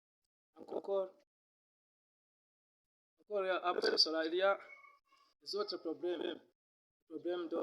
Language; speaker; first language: French; non-native, learner; Rundi